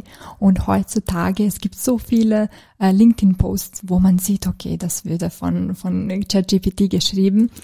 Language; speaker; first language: German; non-native, fluent; Serbian